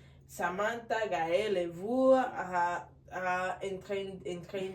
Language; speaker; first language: French; non-native, learner; Spanish